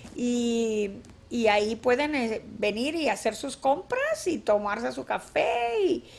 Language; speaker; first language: Spanish; native; Spanish